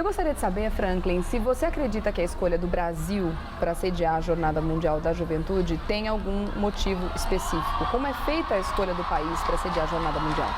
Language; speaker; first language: Portuguese; native; Portuguese